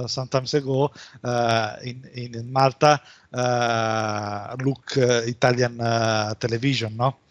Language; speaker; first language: English; non-native, learner; Italian